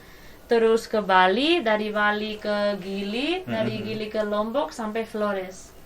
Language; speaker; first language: Indonesian; non-native, fluent; Spanish